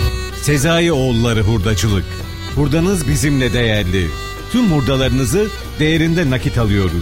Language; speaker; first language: Turkish; native; Turkish